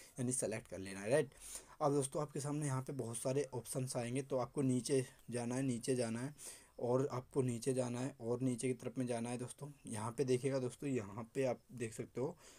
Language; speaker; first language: Hindi; native; Hindi